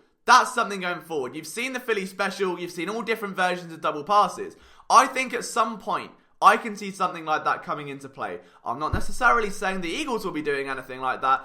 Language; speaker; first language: English; native; English